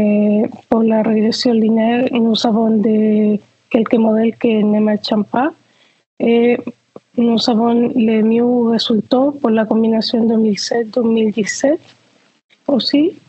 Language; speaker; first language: French; non-native, fluent; Spanish